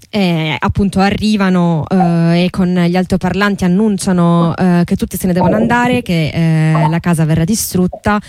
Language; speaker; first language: Italian; native; Italian